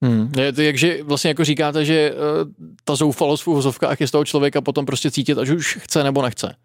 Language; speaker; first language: Czech; native; Czech